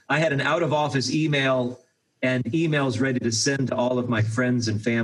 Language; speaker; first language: English; native; English